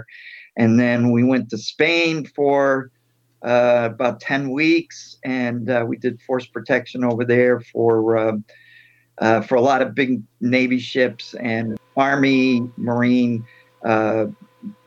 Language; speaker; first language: English; native; English